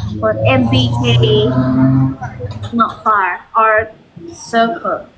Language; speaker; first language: English; non-native, learner; Thai